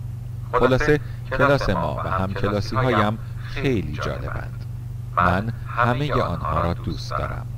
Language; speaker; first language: Persian; non-native, fluent; Urdu